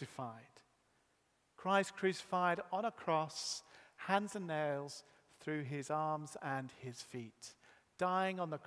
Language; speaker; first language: English; native; English